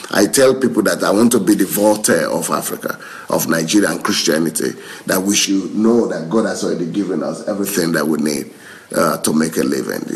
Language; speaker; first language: English; non-native, local second language; Yoruba